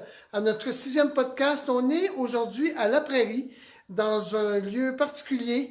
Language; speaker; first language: French; native; French